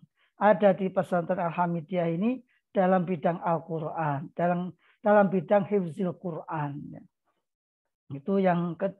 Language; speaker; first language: Indonesian; native; Indonesian